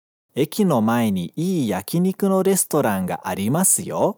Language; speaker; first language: Japanese; non-native, fluent; Portuguese